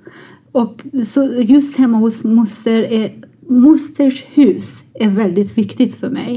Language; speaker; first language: Swedish; non-native, fluent; Persian